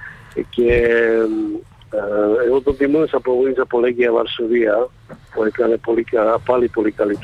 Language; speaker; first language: Greek; non-native, fluent; Slovak